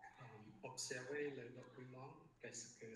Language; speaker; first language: French; non-native, learner; Khmer